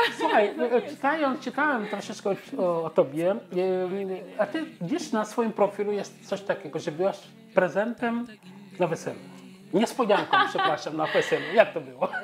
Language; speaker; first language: Polish; non-native, fluent; Wolof